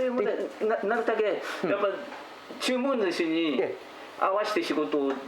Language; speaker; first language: Japanese; native; Japanese